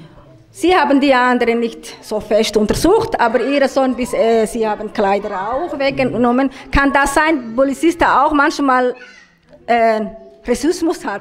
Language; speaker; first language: German; non-native, learner; Somali